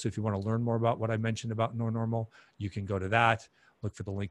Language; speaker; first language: English; native; English